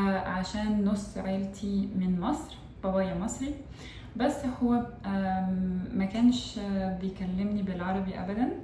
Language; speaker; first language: Arabic; non-native, learner; French